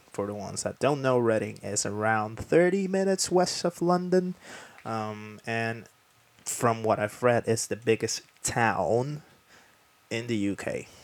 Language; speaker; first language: English; non-native, fluent; Spanish